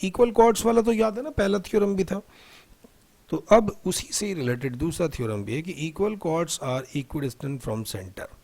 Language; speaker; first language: Hindi; native; Hindi